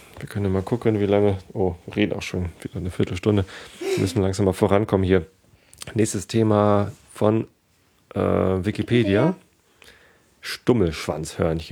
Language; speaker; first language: German; native; German